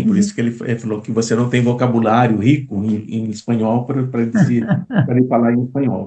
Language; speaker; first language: Portuguese; native; Portuguese